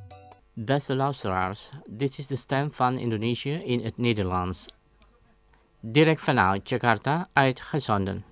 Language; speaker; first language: Dutch; non-native, learner; Indonesian